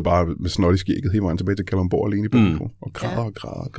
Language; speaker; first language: Danish; native; Danish